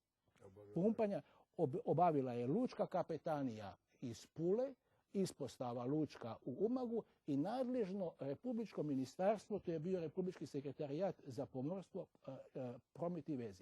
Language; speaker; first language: Croatian; native; Croatian